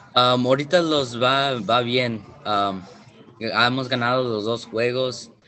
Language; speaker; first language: Spanish; early bilingual, heritage; Spanish